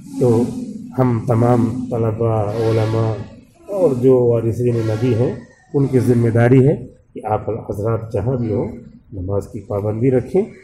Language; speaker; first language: Urdu; native; Urdu